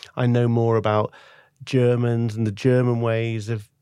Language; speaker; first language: English; native; English